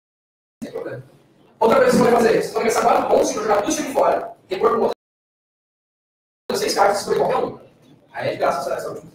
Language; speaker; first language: Portuguese; native; Portuguese